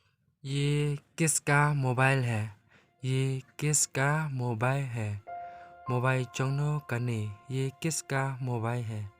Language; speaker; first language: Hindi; non-native, local second language; Khasi